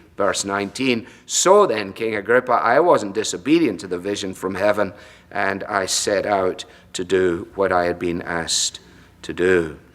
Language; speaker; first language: English; native; English